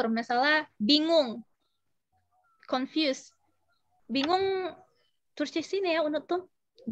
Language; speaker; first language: Turkish; non-native, learner; Indonesian